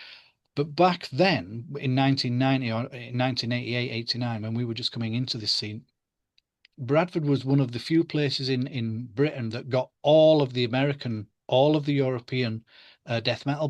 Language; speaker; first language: English; native; English